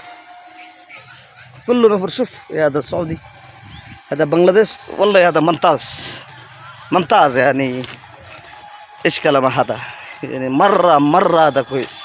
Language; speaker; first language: Arabic; non-native, learner; Bangla